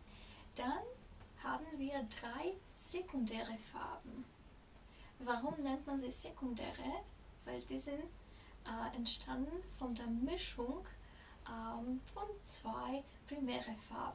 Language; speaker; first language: German; non-native, fluent; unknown